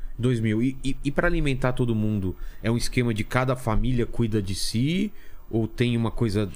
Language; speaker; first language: Portuguese; native; Portuguese